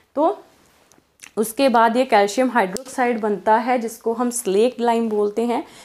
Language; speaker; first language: Hindi; non-native, local second language; Punjabi